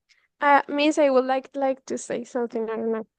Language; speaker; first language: English; non-native, learner; Spanish